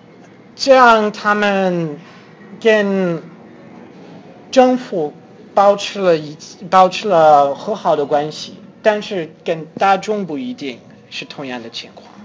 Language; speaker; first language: Chinese; non-native, fluent; English